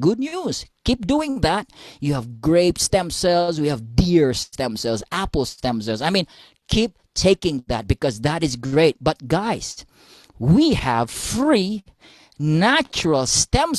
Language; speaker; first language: English; non-native, local second language; Filipino